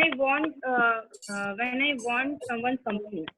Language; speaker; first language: English; non-native, learner; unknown